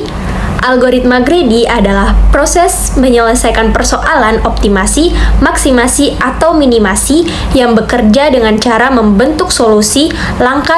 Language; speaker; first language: Indonesian; native; Indonesian